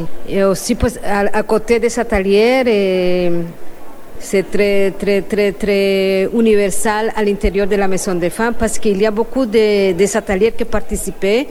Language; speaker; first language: French; non-native, fluent; Spanish